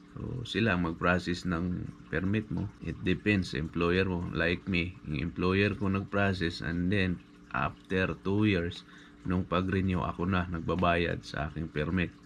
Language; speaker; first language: Filipino; non-native, local second language; Cebuano